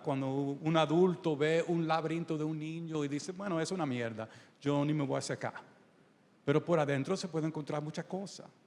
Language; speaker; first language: Spanish; early bilingual, heritage; Spanish